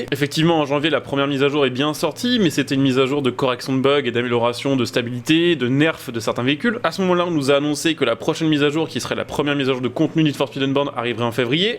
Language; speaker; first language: French; native; French